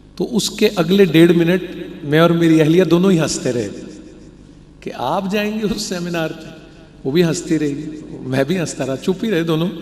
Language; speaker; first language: Urdu; non-native, local second language; Punjabi